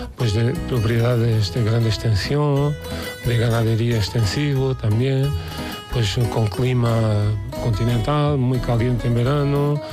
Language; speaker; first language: Spanish; non-native, fluent; Portuguese